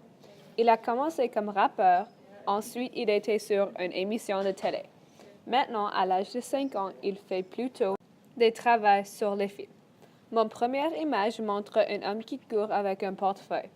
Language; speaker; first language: French; non-native, local second language; English